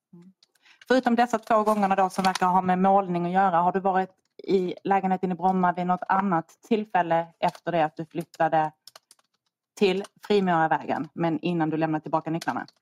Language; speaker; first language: Swedish; native; Swedish